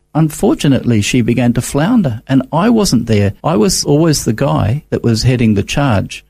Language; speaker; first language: English; native; English